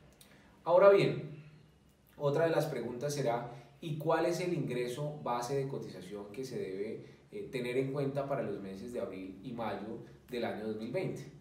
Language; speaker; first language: Spanish; native; Spanish